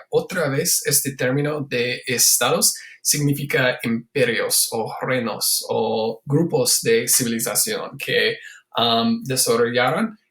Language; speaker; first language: Spanish; non-native, fluent; English